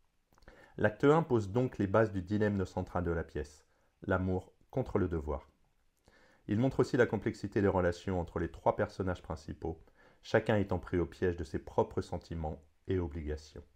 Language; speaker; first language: French; native; French